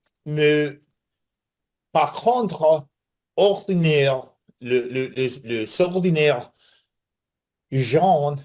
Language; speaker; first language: French; non-native, learner; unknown